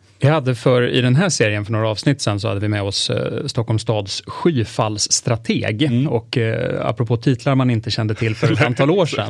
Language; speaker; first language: Swedish; native; Swedish